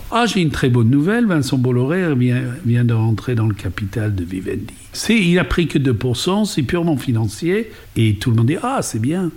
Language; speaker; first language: French; non-native, fluent; English